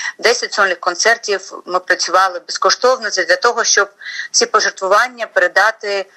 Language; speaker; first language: Ukrainian; native; Ukrainian